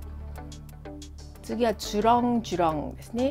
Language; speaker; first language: Japanese; non-native, fluent; Korean